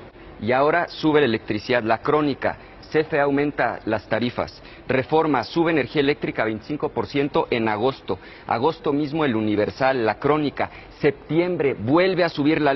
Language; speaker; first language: Spanish; native; Spanish